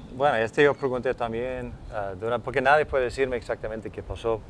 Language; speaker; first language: Spanish; non-native, fluent; Swedish